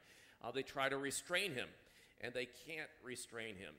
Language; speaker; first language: English; native; English